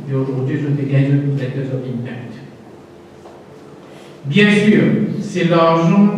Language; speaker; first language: French; non-native, local second language; Morisyen